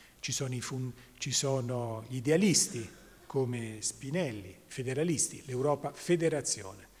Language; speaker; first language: Italian; native; Italian